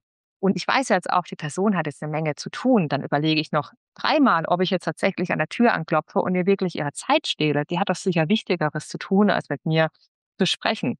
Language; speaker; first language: German; native; German